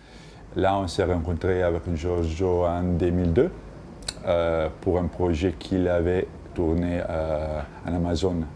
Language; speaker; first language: French; non-native, fluent; Italian